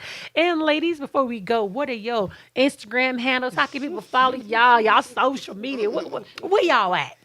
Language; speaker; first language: English; native; English